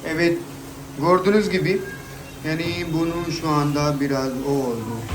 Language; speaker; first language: Turkish; non-native, learner; Urdu